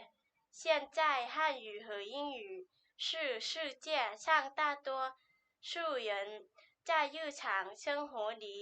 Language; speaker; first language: Chinese; non-native, learner; Lao